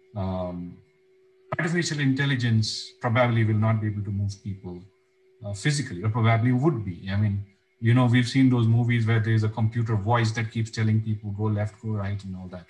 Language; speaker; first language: English; non-native, local second language; Bangla